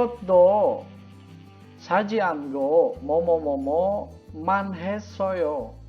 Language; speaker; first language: Korean; non-native, learner; Indonesian